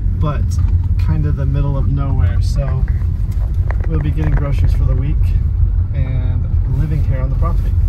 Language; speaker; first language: English; native; English